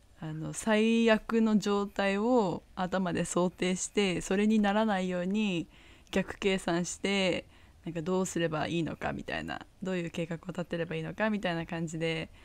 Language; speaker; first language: Japanese; native; Japanese